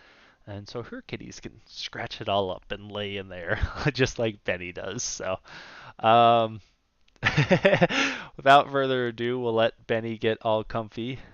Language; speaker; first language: English; native; English